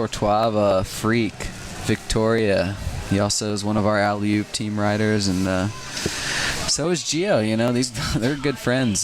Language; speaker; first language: English; native; English